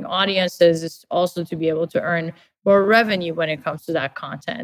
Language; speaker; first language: English; non-native, fluent; Persian